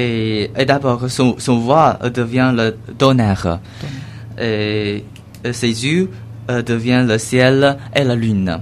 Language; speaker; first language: French; non-native, learner; Chinese